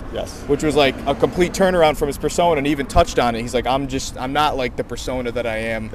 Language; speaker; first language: English; native; English